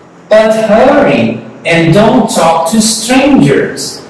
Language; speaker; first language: English; non-native, fluent; Portuguese